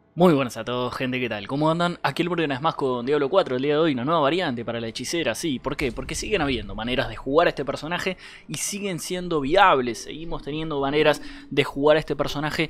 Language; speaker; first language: Spanish; native; Spanish